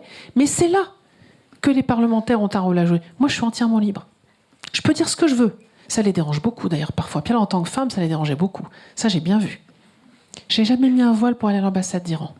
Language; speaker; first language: French; native; French